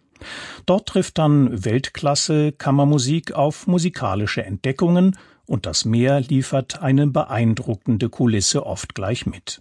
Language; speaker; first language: German; native; German